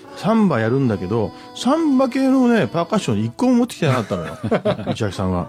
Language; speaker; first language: Japanese; native; Japanese